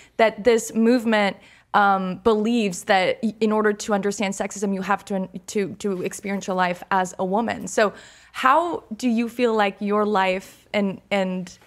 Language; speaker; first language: English; non-native, fluent; French